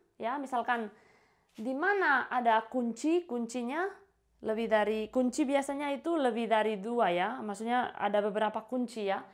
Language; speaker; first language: Indonesian; non-native, fluent; Spanish